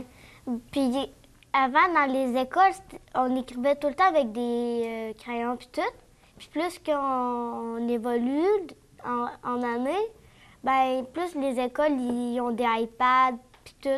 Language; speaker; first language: French; native; French